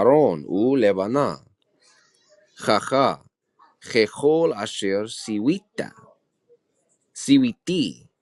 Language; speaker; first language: Hebrew; non-native, learner; English